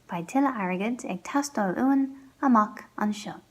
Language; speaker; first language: Irish; non-native, local second language; English